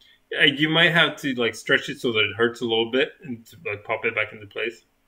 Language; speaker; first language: English; non-native, fluent; Swedish